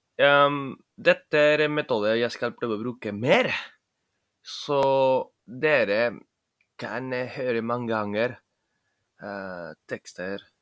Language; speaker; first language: Norwegian; non-native, learner; Spanish